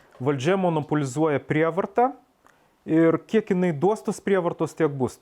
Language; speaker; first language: Lithuanian; native; Lithuanian